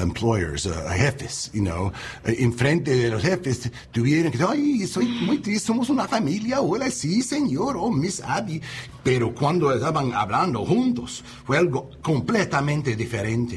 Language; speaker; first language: Spanish; non-native, learner; English